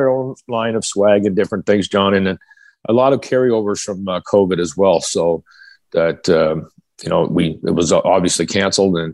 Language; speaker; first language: English; native; English